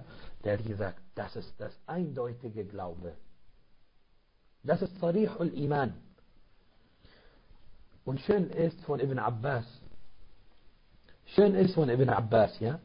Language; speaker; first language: German; non-native, fluent; Arabic